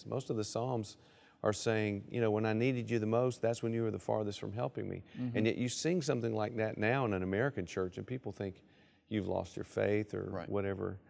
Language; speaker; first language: English; native; English